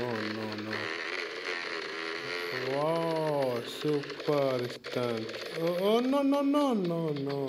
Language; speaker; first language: English; non-native, learner; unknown